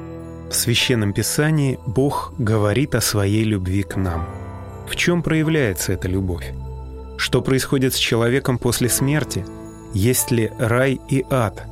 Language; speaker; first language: Russian; native; Russian